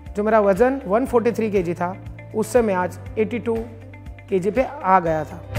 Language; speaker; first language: Hindi; non-native, local second language; Gujarati